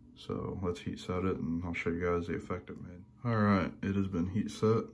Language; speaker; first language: English; native; English